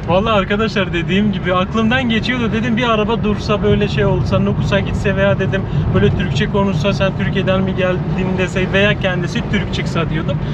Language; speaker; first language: Turkish; native; Turkish